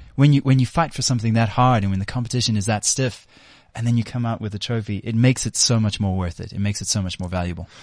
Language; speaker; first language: English; native; English